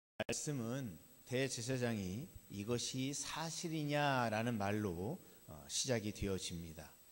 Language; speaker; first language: Korean; native; Korean